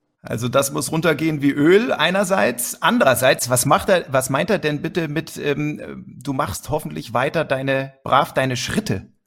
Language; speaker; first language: German; native; German